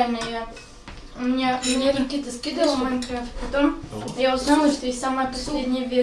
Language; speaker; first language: Russian; native; Russian